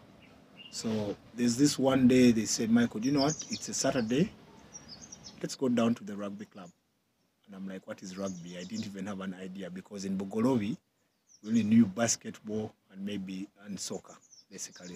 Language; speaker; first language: English; non-native, local second language; Ganda